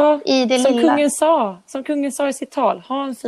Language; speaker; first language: Swedish; native; Swedish